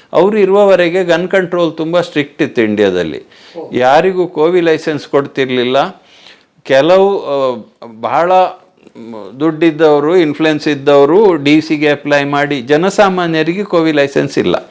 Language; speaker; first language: Kannada; native; Kannada